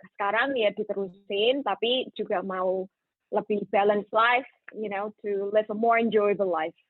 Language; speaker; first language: Indonesian; native; Indonesian